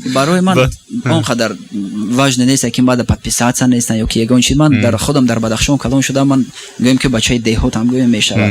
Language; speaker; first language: Persian; non-native, local second language; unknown